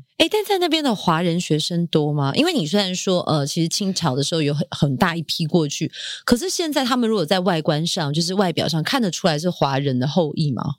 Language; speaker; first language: Chinese; native; Chinese